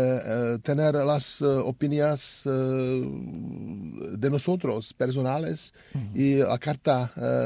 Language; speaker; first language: Spanish; non-native, learner; Czech